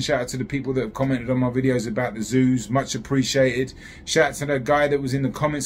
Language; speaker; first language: English; native; English